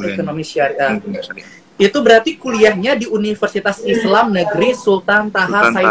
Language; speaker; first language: Indonesian; native; Indonesian